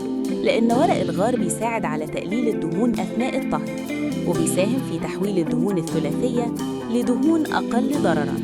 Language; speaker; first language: Arabic; native; Arabic